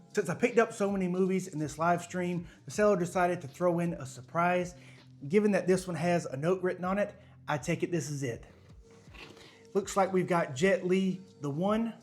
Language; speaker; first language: English; native; English